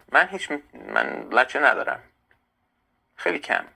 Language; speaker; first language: Persian; early bilingual, heritage; Persian